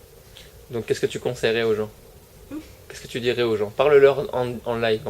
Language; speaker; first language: French; native; French